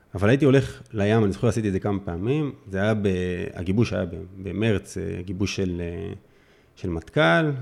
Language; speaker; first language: Hebrew; native; Hebrew